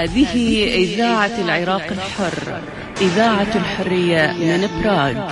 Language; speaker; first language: Arabic; native; Arabic